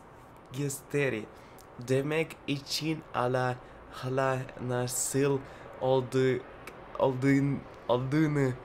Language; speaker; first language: Turkish; non-native, learner; Russian